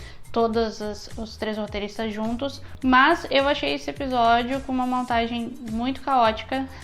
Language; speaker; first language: Portuguese; native; Portuguese